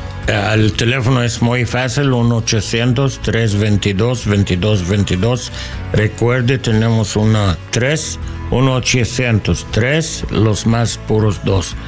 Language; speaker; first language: Spanish; non-native, learner; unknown